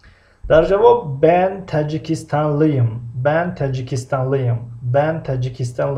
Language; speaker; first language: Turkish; non-native, fluent; Tajik